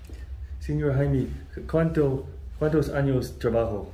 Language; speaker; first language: Spanish; non-native, learner; English